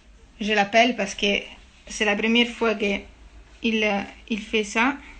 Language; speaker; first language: French; non-native, fluent; Italian